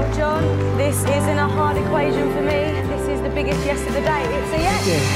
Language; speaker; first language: English; native; English